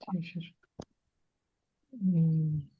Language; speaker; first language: English; non-native, learner; Russian